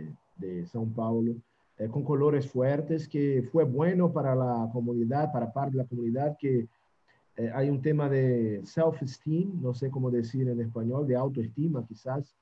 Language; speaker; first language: Spanish; non-native, fluent; Portuguese